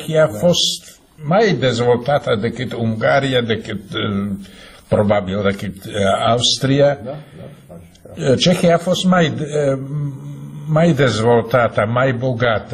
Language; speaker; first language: Romanian; non-native, fluent; Czech